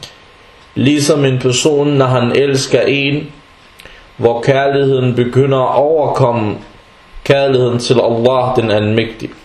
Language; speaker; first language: Danish; non-native, fluent; Arabic